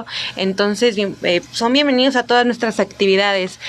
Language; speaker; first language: Spanish; native; Spanish